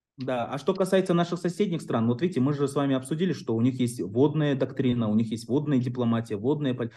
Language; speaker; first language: Russian; non-native, local second language; Kyrgyz